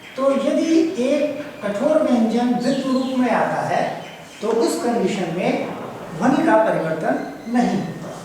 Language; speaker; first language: Hindi; native; Hindi